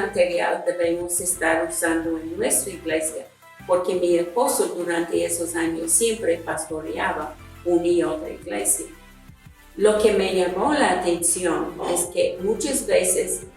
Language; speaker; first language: Spanish; non-native, fluent; English